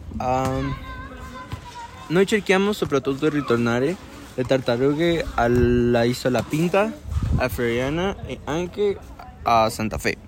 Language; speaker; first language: Italian; non-native, learner; Spanish